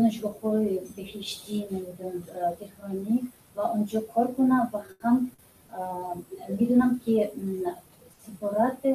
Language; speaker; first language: Persian; non-native, fluent; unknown